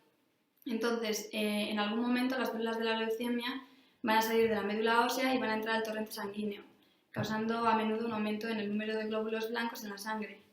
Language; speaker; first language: Spanish; native; Spanish